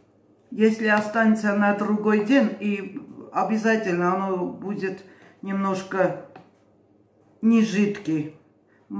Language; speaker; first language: Russian; non-native, fluent; Armenian